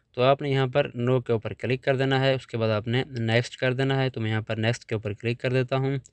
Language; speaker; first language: Urdu; non-native, local second language; Punjabi